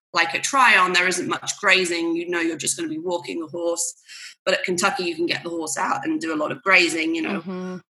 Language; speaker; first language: English; native; English